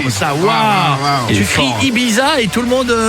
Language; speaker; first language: French; native; French